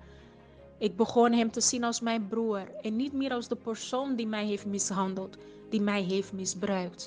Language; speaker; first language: Dutch; non-native, fluent; Portuguese